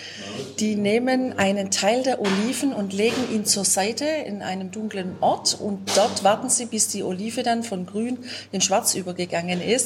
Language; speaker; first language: German; native; German